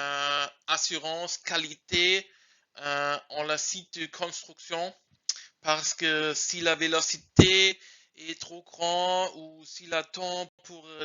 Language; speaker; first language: French; non-native, learner; German